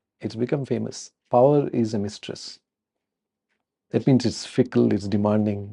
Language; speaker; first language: English; non-native, local second language; Telugu